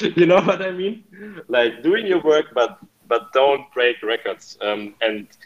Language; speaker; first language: English; non-native, fluent; German